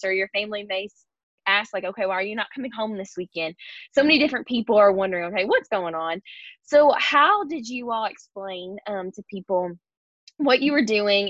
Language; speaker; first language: English; native; English